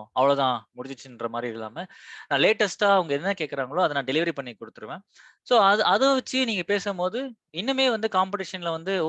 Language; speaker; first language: Tamil; native; Tamil